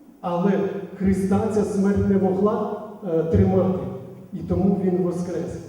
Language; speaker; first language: Ukrainian; non-native, local second language; Russian